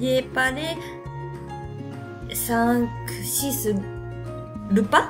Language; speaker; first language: French; non-native, learner; Japanese